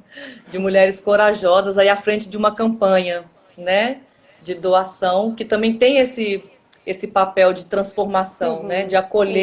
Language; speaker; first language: Portuguese; native; Portuguese